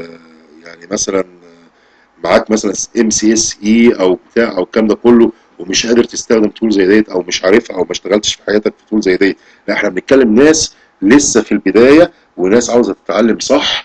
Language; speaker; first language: Arabic; native; Arabic